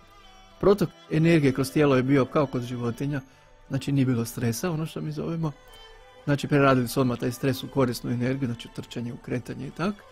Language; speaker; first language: Bosnian; native; Bosnian